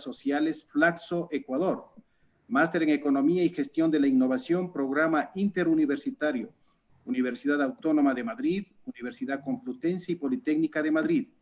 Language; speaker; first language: Spanish; native; Spanish